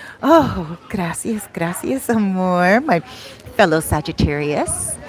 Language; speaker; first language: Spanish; non-native, learner; English